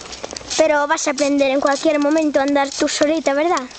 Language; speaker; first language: Spanish; native; Spanish